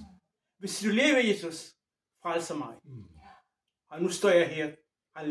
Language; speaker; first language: Danish; non-native, fluent; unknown